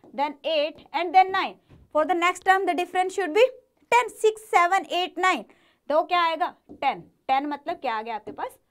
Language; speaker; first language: Hindi; native; Hindi